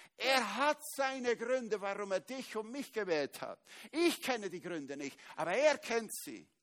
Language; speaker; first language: German; native; German